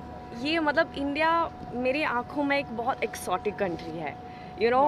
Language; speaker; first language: Hindi; non-native, learner; Swedish